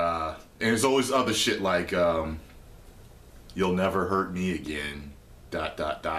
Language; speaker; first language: English; native; English